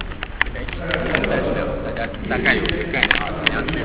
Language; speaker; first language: Chinese; native; Chinese